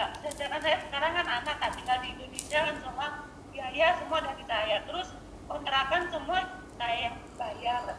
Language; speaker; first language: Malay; non-native, local second language; Javanese